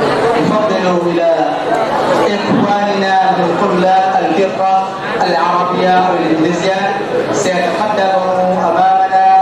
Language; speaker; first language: Arabic; non-native, fluent; Indonesian